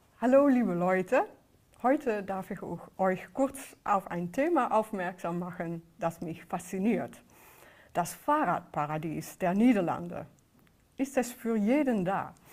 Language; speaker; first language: German; non-native, fluent; Dutch